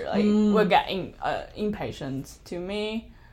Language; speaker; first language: English; non-native, fluent; Chinese